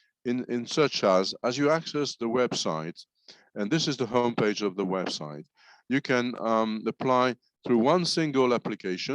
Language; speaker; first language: English; non-native, fluent; French